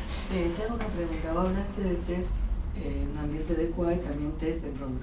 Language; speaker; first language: Spanish; native; Spanish